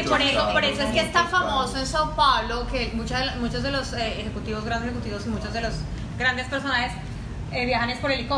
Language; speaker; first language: Spanish; native; Spanish